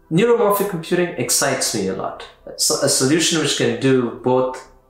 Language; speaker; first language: English; non-native, local second language; Tamil